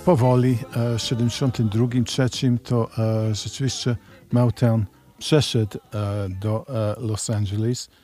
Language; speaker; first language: Polish; early bilingual, heritage; Polish